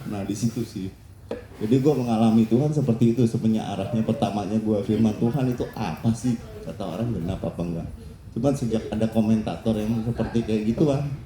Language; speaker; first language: Indonesian; native; Indonesian